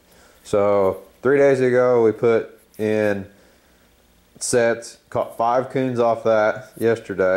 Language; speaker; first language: English; native; English